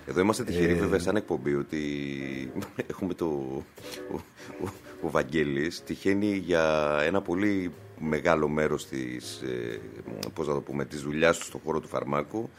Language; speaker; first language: Greek; native; Greek